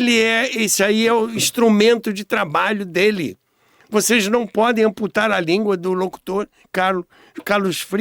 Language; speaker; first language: Portuguese; native; Portuguese